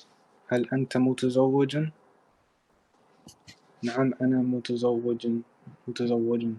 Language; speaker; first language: Arabic; non-native, learner; English